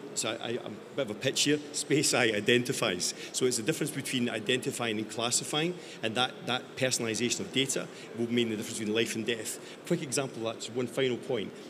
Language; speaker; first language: English; native; English